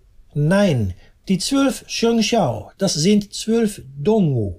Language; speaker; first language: German; non-native, fluent; Dutch